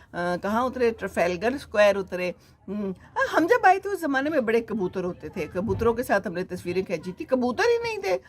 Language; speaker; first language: Urdu; native; Urdu